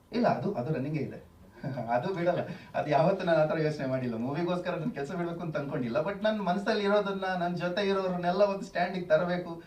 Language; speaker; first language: Kannada; non-native, local second language; Tulu